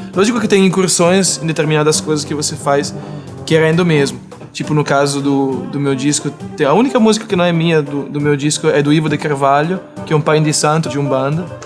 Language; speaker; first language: Portuguese; non-native, fluent; Italian